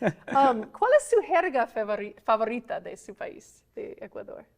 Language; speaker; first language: Spanish; non-native, fluent; English